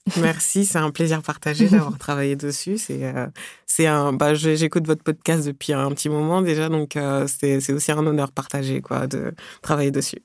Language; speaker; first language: French; early bilingual, other home language; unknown